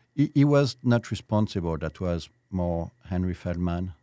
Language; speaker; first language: English; non-native, fluent; French